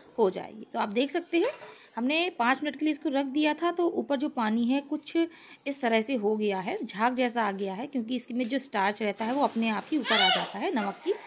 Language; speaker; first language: Hindi; native; Hindi